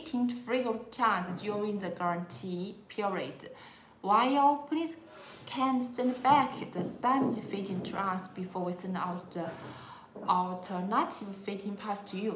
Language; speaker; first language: English; non-native, learner; Chinese